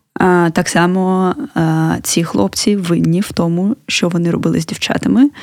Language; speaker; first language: Ukrainian; native; Ukrainian